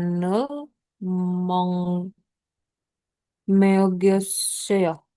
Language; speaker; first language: Korean; non-native, learner; Indonesian